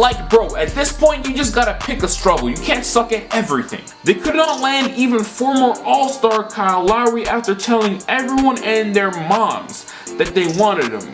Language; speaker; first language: English; native; English